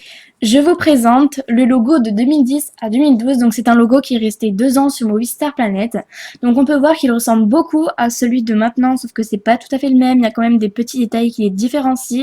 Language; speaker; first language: French; native; French